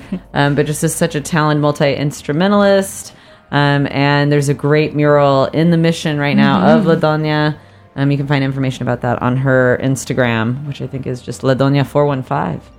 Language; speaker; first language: English; native; English